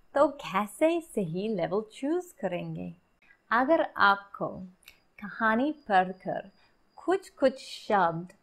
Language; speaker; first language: Hindi; non-native, learner; English